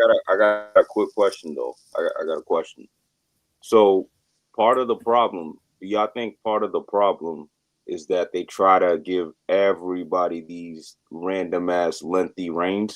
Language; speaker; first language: English; native; English